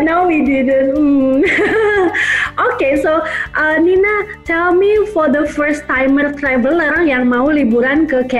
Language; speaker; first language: English; non-native, local second language; Indonesian